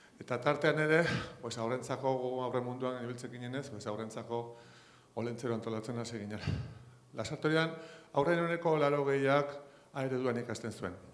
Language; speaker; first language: Basque; non-native, local second language; Spanish